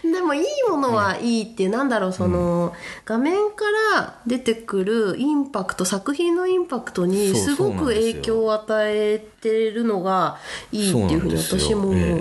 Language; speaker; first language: Japanese; native; Japanese